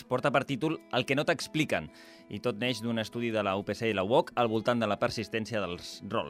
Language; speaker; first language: Catalan; native; Catalan